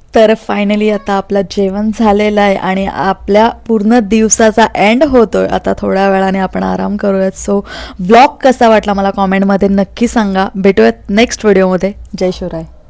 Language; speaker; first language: Marathi; native; Marathi